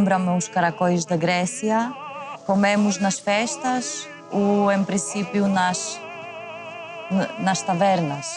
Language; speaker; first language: Portuguese; non-native, fluent; Greek